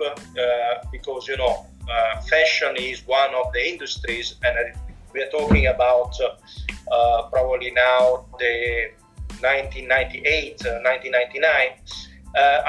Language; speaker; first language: English; non-native, fluent; Italian